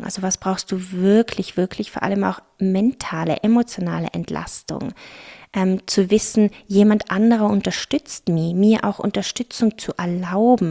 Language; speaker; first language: German; native; German